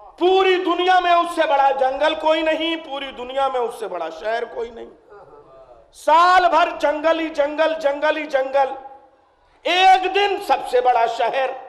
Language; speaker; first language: Hindi; native; Hindi